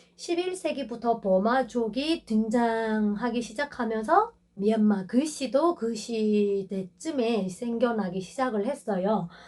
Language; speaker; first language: Korean; non-native, fluent; Burmese